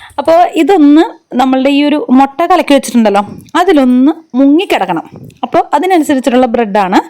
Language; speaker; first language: Malayalam; native; Malayalam